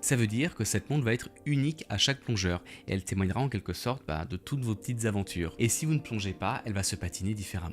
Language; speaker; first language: French; native; French